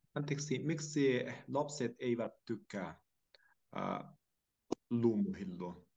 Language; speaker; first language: Finnish; non-native, learner; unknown